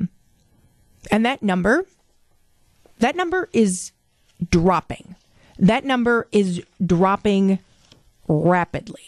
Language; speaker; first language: English; native; English